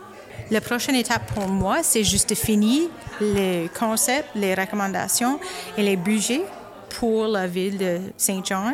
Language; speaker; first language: French; non-native, local second language; English